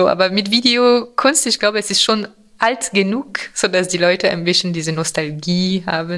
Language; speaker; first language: German; non-native, fluent; French